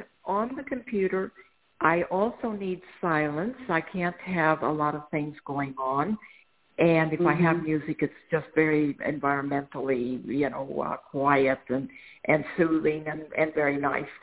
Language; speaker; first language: English; non-native, fluent; Spanish